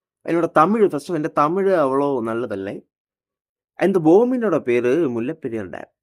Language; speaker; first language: Tamil; non-native, learner; Malayalam